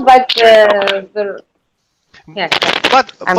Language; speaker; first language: English; non-native, learner; Arabic